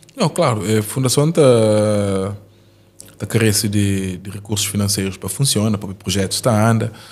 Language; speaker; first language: Portuguese; non-native, local second language; Kabuverdianu